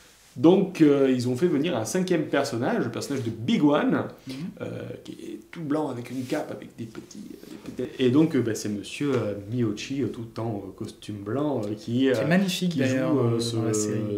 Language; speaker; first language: French; native; French